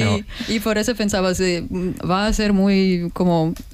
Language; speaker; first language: Spanish; non-native, fluent; Russian